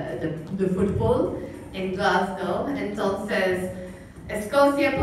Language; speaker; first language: Spanish; non-native, fluent; English